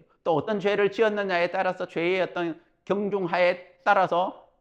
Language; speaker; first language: Korean; native; Korean